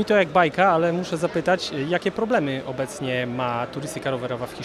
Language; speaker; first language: Polish; native; Polish